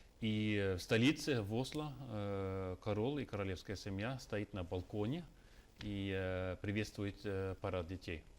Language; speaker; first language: Russian; non-native, fluent; Norwegian